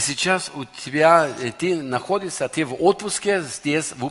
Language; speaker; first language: Russian; non-native, learner; Norwegian